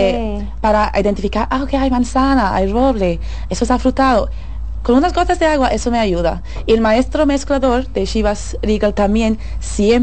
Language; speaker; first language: Spanish; non-native, fluent; English